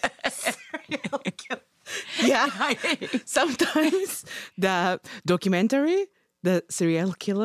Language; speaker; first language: English; non-native, learner; Japanese